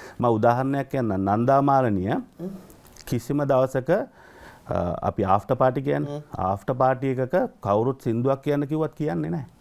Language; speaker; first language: Sinhala; native; Sinhala